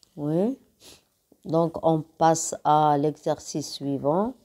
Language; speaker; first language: French; non-native, local second language; Arabic